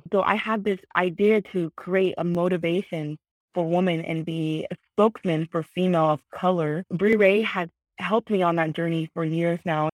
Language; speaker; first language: English; early bilingual, other home language; Vietnamese